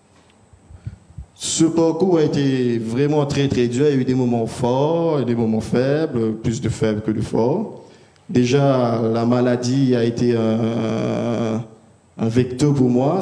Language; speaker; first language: French; native; French